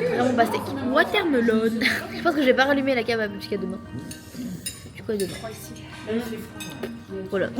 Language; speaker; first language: French; native; French